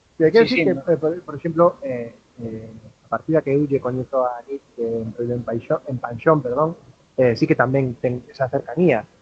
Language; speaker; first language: Galician; non-native, local second language; Spanish